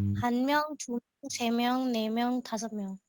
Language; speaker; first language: Korean; non-native, learner; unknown